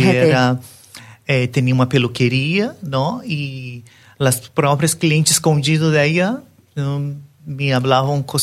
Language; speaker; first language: Spanish; non-native, learner; Portuguese